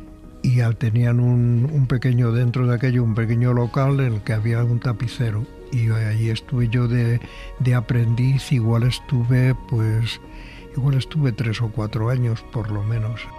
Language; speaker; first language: Spanish; native; Spanish